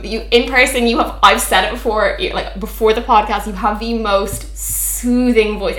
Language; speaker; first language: English; native; English